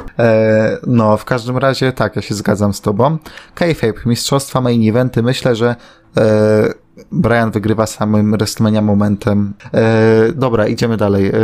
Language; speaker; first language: Polish; native; Polish